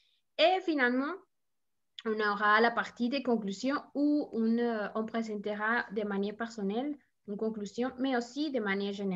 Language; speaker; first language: French; non-native, learner; Spanish